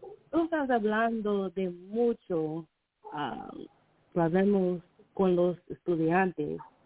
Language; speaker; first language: Spanish; non-native, learner; English